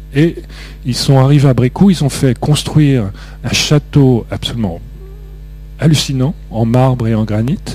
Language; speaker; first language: French; native; French